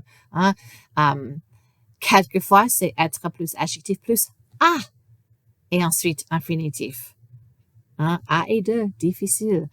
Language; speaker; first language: French; non-native, fluent; English